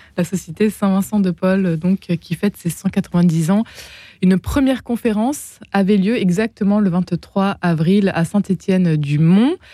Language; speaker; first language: French; native; French